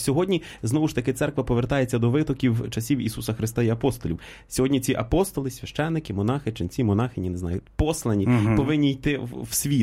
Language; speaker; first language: Ukrainian; native; Ukrainian